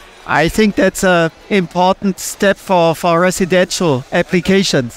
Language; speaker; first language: English; non-native, fluent; German